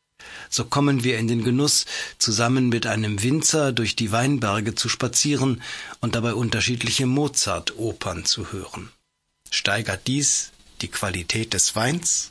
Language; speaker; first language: German; native; German